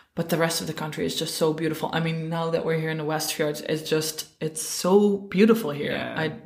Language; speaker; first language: English; non-native, fluent; Dutch